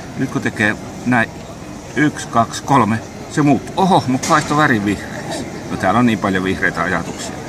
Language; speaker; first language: Finnish; native; Finnish